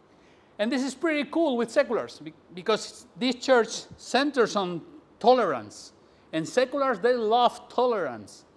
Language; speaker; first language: English; non-native, fluent; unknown